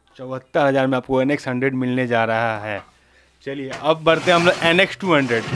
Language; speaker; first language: Hindi; native; Hindi